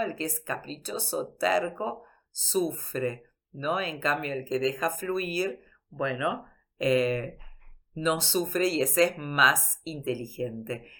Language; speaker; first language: Spanish; early bilingual, heritage; Spanish